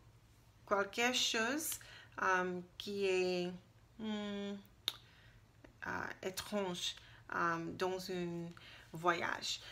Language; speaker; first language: French; non-native, learner; English